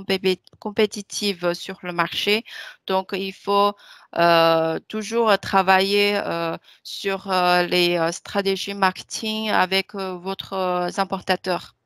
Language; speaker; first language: French; non-native, fluent; Chinese